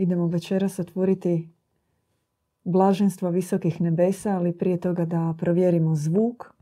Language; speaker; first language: Croatian; native; Croatian